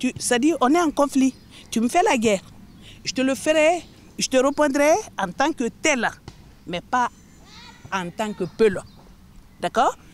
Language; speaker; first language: French; non-native, local second language; Mandingo